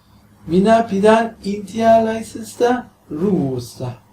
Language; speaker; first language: Finnish; non-native, learner; Persian